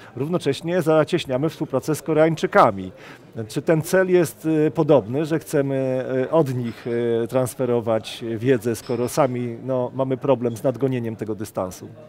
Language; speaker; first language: Polish; native; Polish